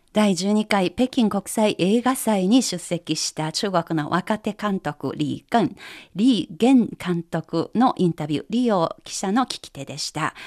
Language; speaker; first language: Japanese; non-native, fluent; Chinese